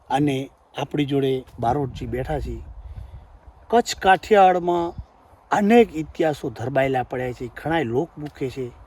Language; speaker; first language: Gujarati; native; Gujarati